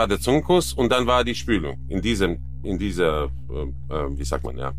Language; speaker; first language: German; non-native, fluent; Croatian